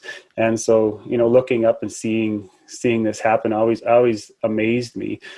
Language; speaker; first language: English; native; English